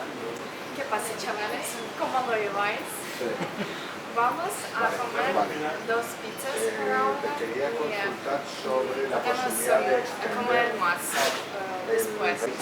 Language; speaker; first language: Spanish; non-native, learner; English